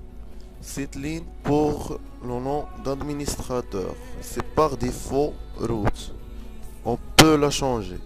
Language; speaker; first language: French; non-native, local second language; Arabic